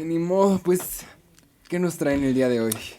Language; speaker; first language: Spanish; native; Spanish